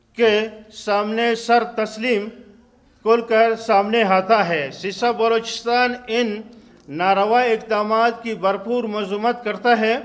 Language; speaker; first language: Urdu; non-native, local second language; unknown